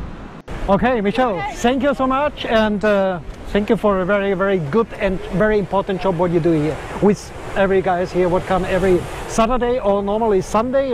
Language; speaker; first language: English; non-native, learner; German